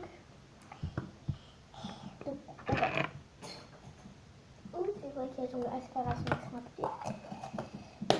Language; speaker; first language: French; native; French